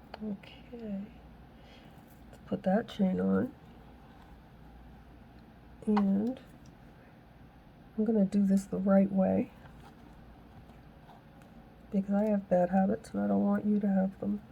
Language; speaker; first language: English; native; English